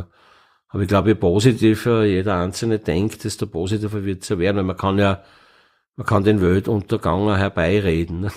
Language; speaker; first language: German; native; German